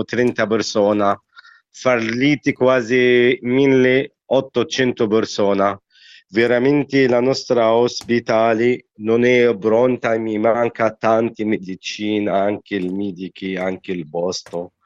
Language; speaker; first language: Italian; non-native, learner; Arabic